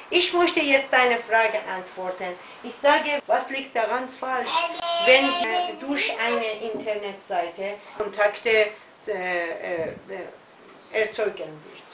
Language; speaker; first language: German; non-native, learner; Persian